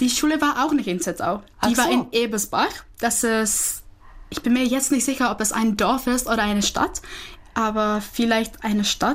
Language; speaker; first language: German; non-native, fluent; Czech